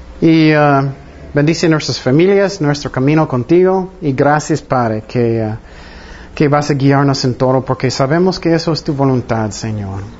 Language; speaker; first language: Spanish; non-native, fluent; English